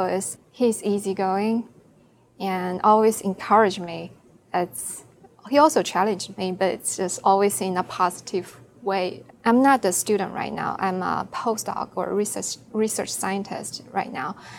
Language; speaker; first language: English; non-native, fluent; Chinese